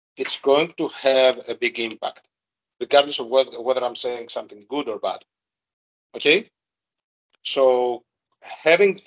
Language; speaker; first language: English; non-native, fluent; Greek